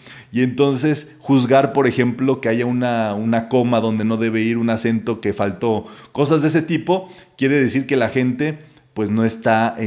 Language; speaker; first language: Spanish; native; Spanish